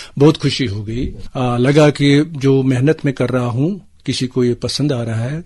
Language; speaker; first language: Urdu; non-native, local second language; Kashmiri